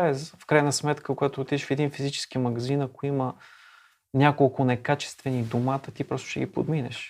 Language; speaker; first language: Bulgarian; native; Bulgarian